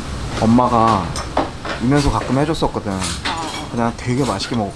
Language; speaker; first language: Korean; native; Korean